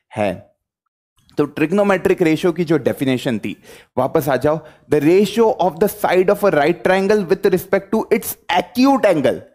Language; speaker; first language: Hindi; native; Hindi